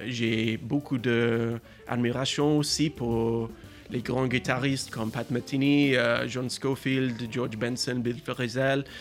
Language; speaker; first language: French; non-native, learner; English